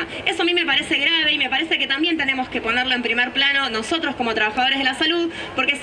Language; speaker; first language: Spanish; native; Spanish